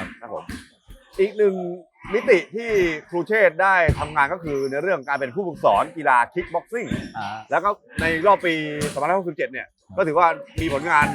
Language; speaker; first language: Thai; native; Thai